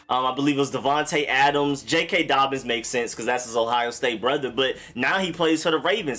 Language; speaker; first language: English; native; English